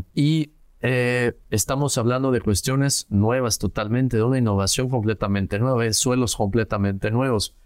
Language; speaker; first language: Spanish; native; Spanish